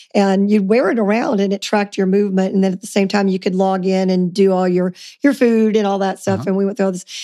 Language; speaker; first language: English; native; English